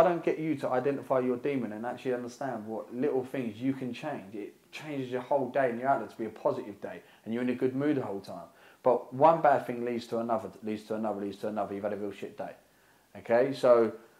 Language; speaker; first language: English; native; English